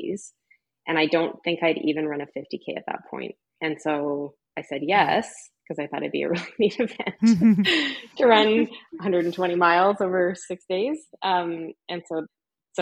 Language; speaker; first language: English; native; English